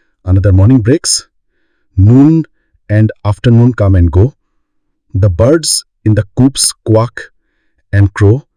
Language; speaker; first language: English; non-native, local second language; Bangla